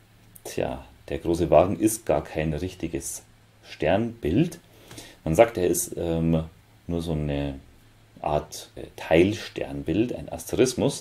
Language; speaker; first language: German; native; German